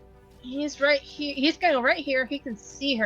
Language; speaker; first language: English; native; English